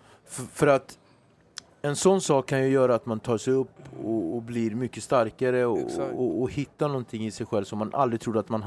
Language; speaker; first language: Swedish; native; Swedish